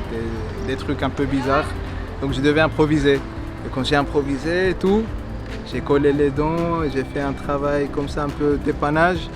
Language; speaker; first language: French; non-native, fluent; Spanish